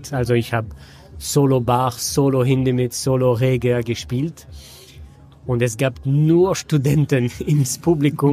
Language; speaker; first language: German; non-native, fluent; French